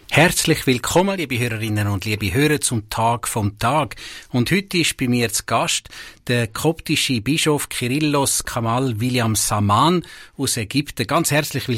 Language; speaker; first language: German; native; German